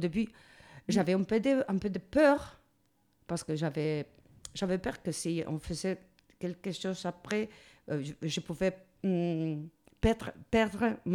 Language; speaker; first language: French; non-native, learner; Spanish